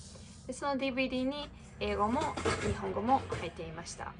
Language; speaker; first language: Japanese; non-native, fluent; English